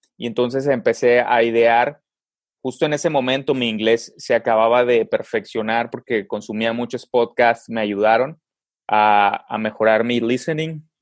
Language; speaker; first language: Spanish; native; Spanish